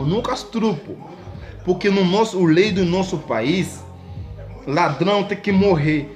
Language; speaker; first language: Portuguese; non-native, learner; Haitian Creole